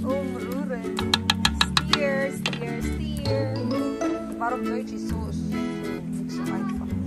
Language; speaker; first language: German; non-native, learner; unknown